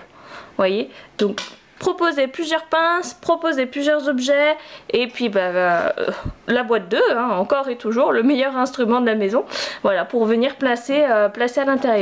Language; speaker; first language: French; native; French